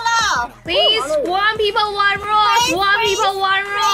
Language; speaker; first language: English; non-native, learner; Chinese